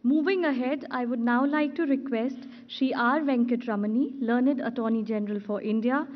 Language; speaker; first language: English; non-native, local second language; Hindi